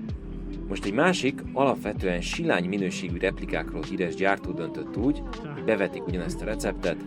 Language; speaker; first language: Hungarian; native; Hungarian